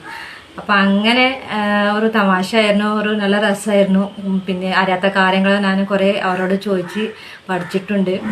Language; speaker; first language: Malayalam; non-native, local second language; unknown